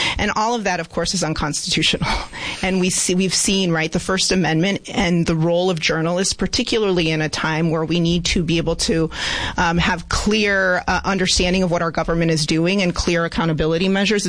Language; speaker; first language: English; early bilingual, other home language; Spanish